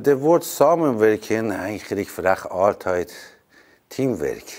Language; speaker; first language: Dutch; non-native, learner; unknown